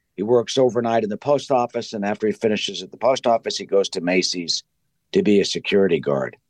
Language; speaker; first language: English; native; English